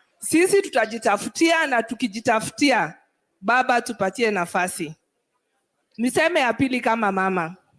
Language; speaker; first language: Swahili; non-native, local second language; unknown